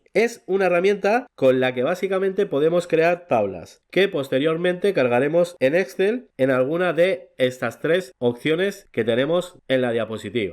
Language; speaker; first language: Spanish; native; Spanish